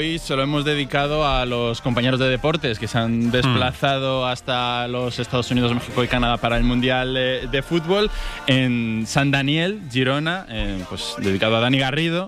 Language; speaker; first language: Spanish; native; Spanish